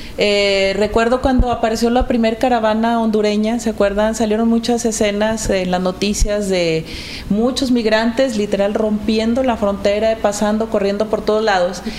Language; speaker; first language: Spanish; native; Spanish